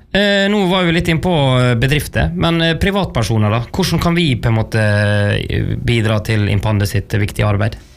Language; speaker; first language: Norwegian; native; Norwegian